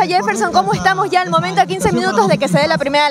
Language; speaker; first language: Spanish; native; Spanish